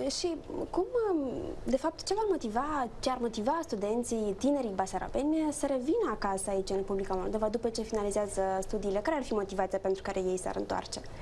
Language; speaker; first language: Romanian; native; Romanian